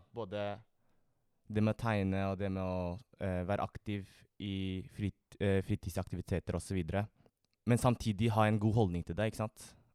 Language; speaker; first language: Norwegian; early bilingual, other home language; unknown